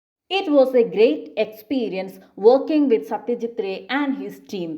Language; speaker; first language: English; non-native, local second language; Malayalam